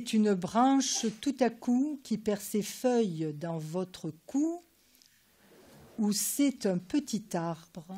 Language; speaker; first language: French; native; French